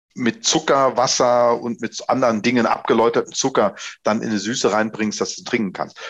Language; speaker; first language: German; native; German